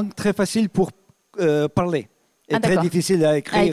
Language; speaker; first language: French; non-native, fluent; Russian